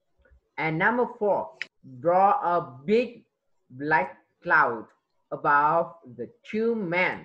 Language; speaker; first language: English; non-native, fluent; Vietnamese